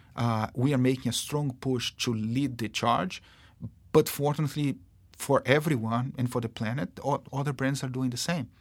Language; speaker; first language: English; non-native, fluent; Portuguese